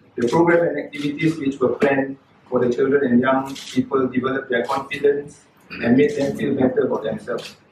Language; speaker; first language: English; non-native, local second language; Malay